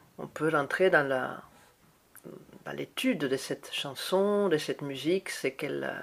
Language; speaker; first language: French; non-native, fluent; Spanish